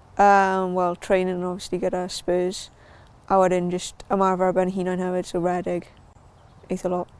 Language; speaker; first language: Welsh; native; Welsh